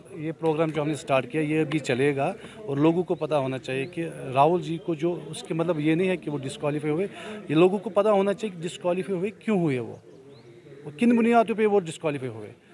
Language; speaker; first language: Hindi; non-native, local second language; Kashmiri